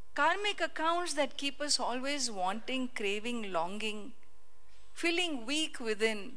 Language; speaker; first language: English; non-native, local second language; Hindi